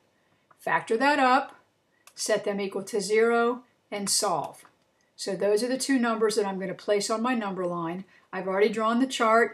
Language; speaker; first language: English; native; English